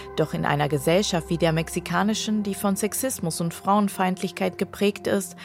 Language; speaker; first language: German; non-native, fluent; Spanish